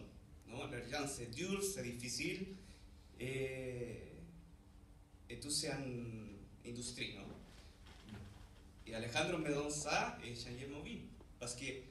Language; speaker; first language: French; non-native, learner; Spanish